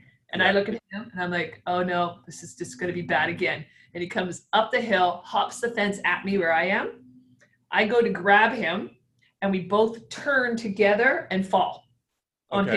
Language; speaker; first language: English; native; English